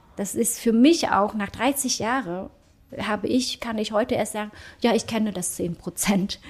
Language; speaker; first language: German; early bilingual, other home language; Vietnamese